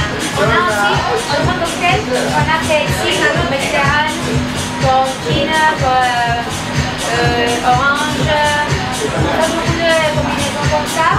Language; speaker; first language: French; non-native, learner; Spanish